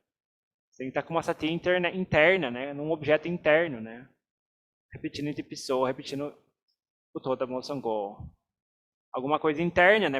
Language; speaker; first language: Portuguese; native; Portuguese